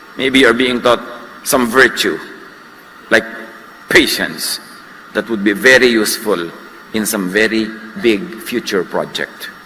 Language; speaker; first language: English; non-native, local second language; Filipino